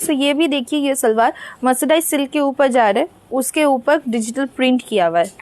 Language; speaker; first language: Hindi; non-native, local second language; Bangla